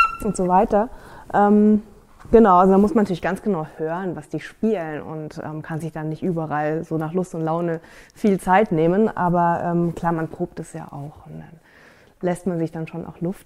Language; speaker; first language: German; native; German